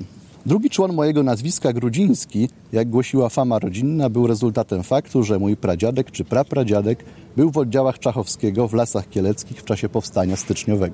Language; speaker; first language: Polish; native; Polish